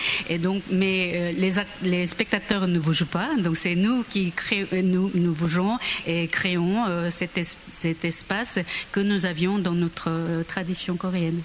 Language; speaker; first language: French; non-native, fluent; Korean